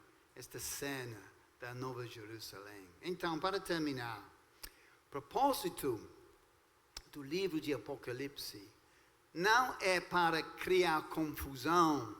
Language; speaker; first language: Portuguese; non-native, fluent; English